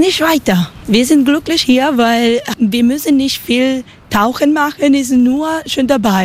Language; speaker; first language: German; non-native, learner; Spanish